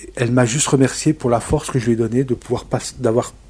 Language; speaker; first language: French; native; French